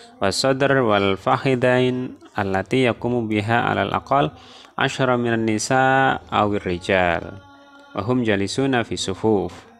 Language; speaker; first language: Arabic; non-native, fluent; Indonesian